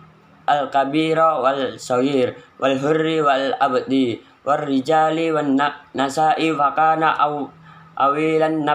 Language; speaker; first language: Arabic; non-native, learner; Indonesian